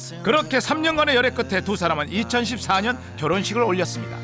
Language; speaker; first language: Korean; native; Korean